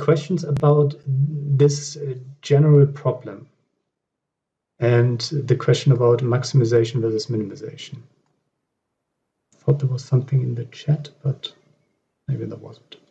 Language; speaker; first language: English; non-native, fluent; German